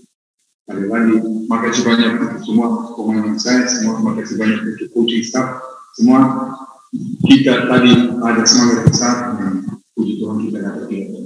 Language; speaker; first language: Indonesian; non-native, fluent; Serbian